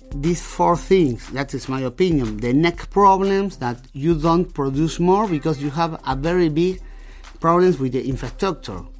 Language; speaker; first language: English; non-native, fluent; Spanish